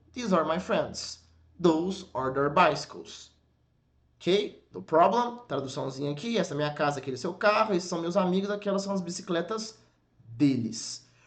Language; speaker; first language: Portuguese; native; Portuguese